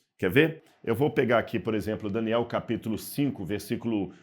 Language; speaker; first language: Portuguese; native; Portuguese